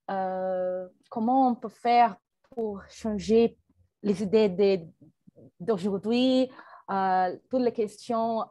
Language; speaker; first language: French; non-native, fluent; Portuguese